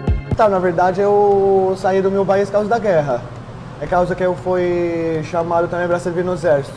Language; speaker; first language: Portuguese; non-native, fluent; Arabic